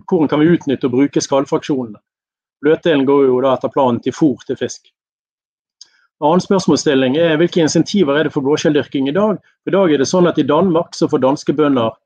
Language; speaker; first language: Norwegian; native; Norwegian